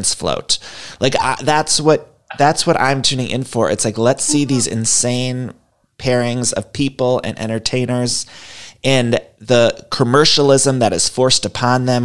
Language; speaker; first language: English; native; English